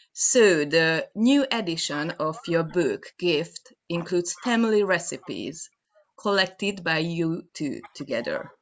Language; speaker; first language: English; non-native, fluent; Hungarian